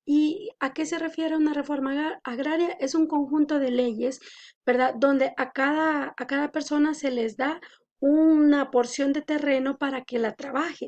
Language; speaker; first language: Spanish; native; Spanish